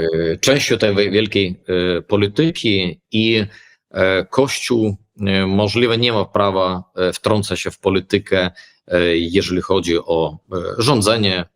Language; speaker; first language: Polish; early bilingual, heritage; Polish